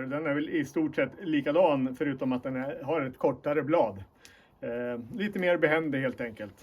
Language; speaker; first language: Swedish; native; Swedish